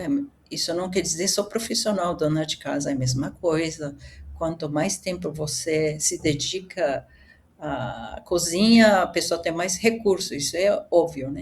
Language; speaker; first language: Portuguese; early bilingual, other home language; Japanese